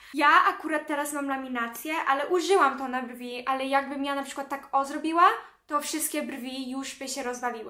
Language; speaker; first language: Polish; early bilingual, heritage; Polish